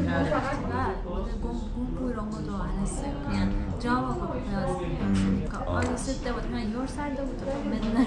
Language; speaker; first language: Korean; non-native, fluent; Persian